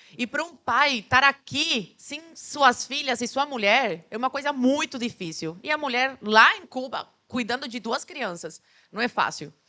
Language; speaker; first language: Portuguese; early bilingual, other home language; Spanish